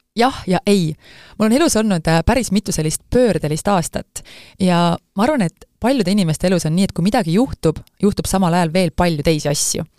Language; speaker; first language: Estonian; native; Estonian